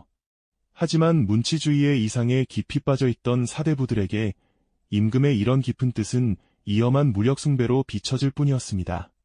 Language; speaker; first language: Korean; native; Korean